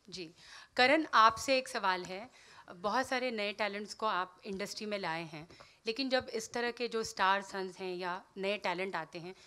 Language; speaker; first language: Hindi; native; Hindi